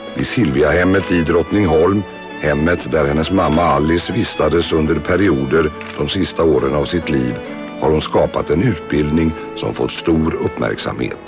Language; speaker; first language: Swedish; native; Swedish